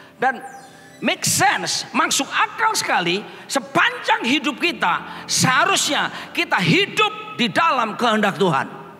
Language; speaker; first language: Indonesian; native; Indonesian